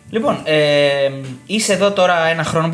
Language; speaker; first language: Greek; native; Greek